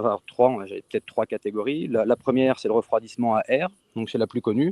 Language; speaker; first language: French; native; French